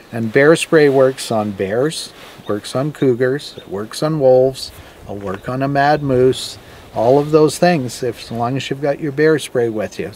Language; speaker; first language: English; native; English